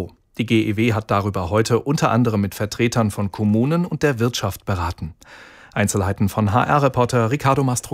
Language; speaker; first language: German; native; German